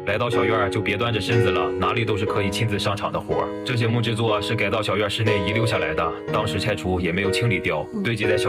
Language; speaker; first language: Chinese; native; Chinese